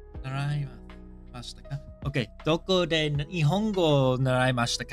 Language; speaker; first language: Japanese; non-native, learner; English